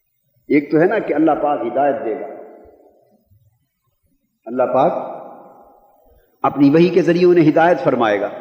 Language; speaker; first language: Urdu; native; Urdu